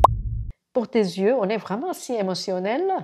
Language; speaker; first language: French; non-native, fluent; Korean